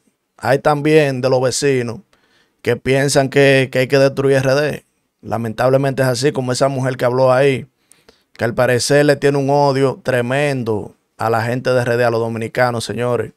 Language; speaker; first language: Spanish; native; Spanish